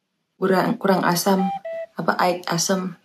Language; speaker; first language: Indonesian; non-native, fluent; Thai